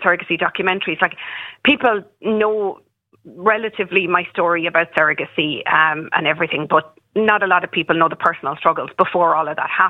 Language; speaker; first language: English; native; English